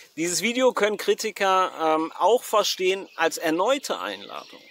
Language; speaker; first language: German; native; German